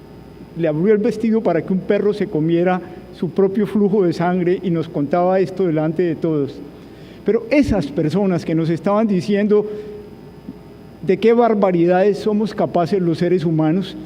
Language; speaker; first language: Spanish; native; Spanish